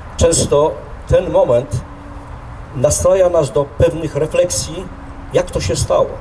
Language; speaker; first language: Polish; native; Polish